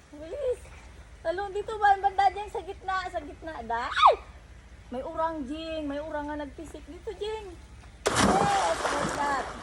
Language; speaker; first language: Filipino; non-native, local second language; Cebuano